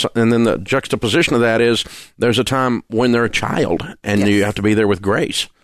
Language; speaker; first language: English; native; English